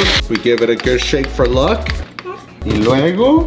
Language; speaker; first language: English; early bilingual, other home language; Spanish